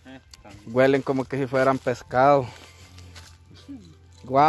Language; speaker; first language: Spanish; native; Spanish